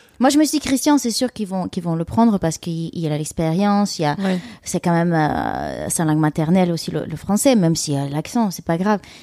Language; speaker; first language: French; non-native, fluent; Bulgarian